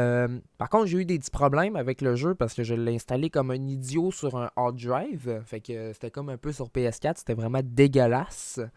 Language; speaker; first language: French; native; French